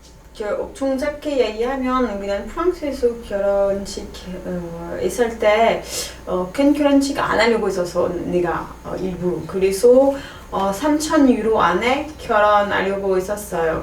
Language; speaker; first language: Korean; non-native, learner; French